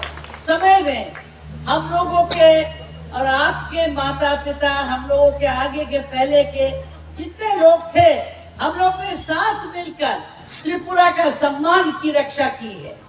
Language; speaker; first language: Hindi; non-native, local second language; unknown